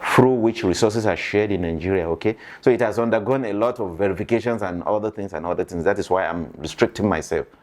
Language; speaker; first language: English; non-native, local second language; Yoruba